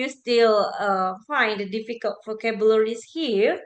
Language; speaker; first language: English; non-native, fluent; Indonesian